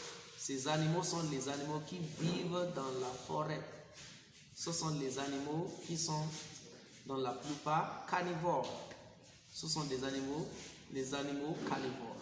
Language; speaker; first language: French; non-native, fluent; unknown